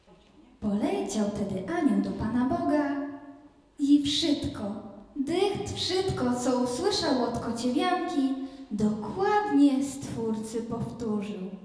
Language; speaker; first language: Polish; native; Polish